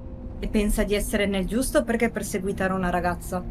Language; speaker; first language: Italian; native; Italian